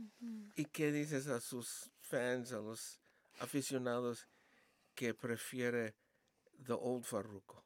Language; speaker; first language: Spanish; early bilingual, heritage; Spanish